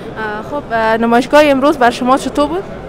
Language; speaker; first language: Persian; native; Persian